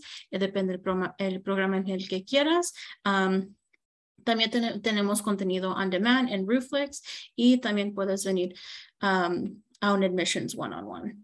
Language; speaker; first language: Spanish; early bilingual, heritage; Spanish